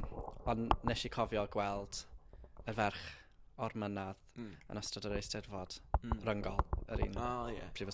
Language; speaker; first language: Welsh; non-native, fluent; English